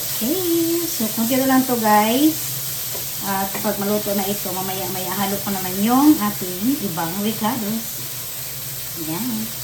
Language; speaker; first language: Filipino; non-native, local second language; Hiligaynon